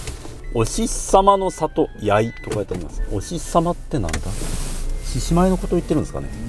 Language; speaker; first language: Japanese; native; Japanese